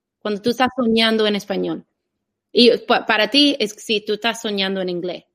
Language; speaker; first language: Spanish; non-native, fluent; English